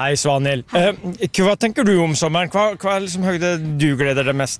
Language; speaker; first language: Norwegian; native; Norwegian